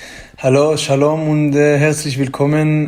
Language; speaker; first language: German; non-native, fluent; Hebrew